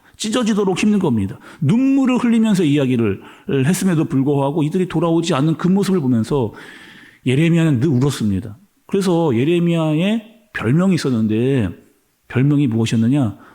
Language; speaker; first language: Korean; native; Korean